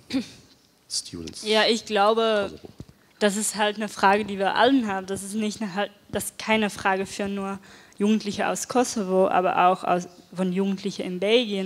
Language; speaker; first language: German; non-native, fluent; Dutch